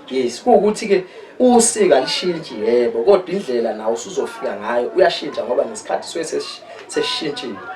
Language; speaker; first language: Zulu; native; Zulu